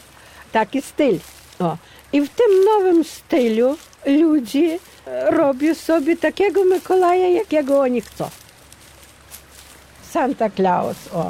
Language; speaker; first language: Polish; non-native, local second language; Ukrainian